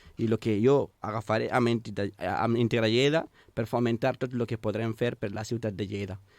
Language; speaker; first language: Catalan; non-native, fluent; Fula